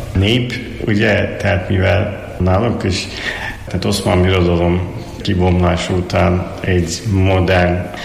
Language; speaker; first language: Hungarian; non-native, fluent; Turkish